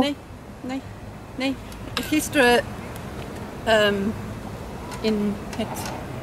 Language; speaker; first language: Dutch; non-native, learner; English